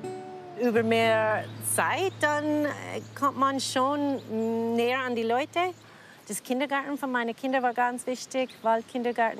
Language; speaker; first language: German; non-native, fluent; English